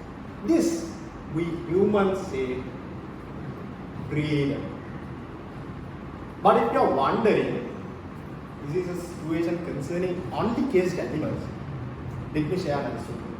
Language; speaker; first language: English; non-native, local second language; Sinhala